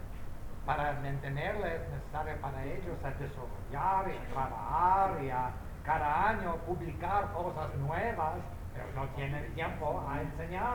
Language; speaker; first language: Spanish; non-native, fluent; English